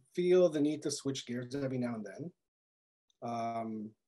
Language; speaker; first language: English; native; English